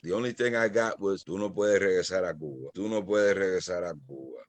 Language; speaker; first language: Spanish; early bilingual, other home language; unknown